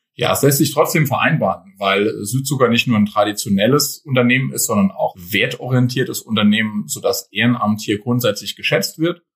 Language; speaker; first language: German; native; German